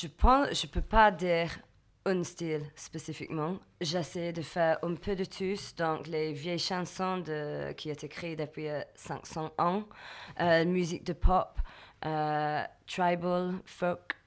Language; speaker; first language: French; non-native, learner; English